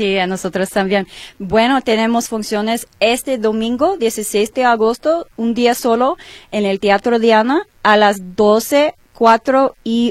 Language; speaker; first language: Spanish; non-native, learner; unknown